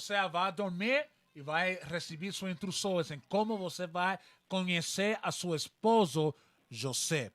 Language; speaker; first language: Portuguese; non-native, learner; Spanish